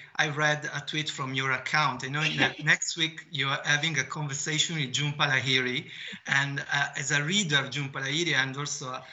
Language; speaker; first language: English; non-native, fluent; Italian